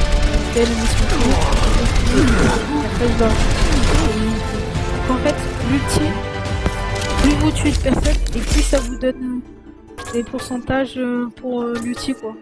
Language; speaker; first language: French; native; French